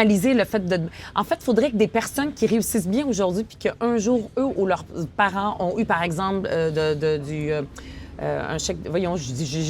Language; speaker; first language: French; native; French